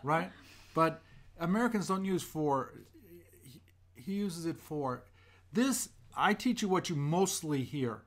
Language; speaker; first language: English; native; English